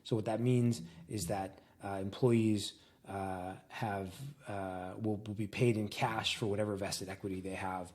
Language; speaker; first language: English; native; English